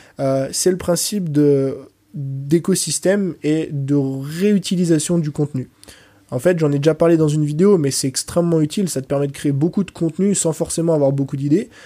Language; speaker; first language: French; early bilingual, other home language; Portuguese